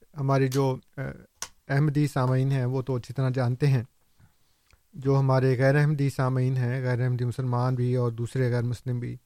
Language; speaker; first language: Urdu; non-native, local second language; Punjabi